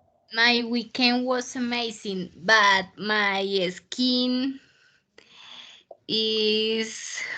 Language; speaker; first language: English; non-native, learner; Spanish